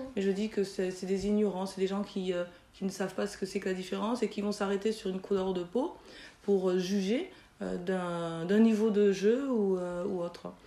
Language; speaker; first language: French; native; French